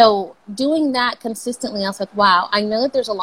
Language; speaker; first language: English; native; English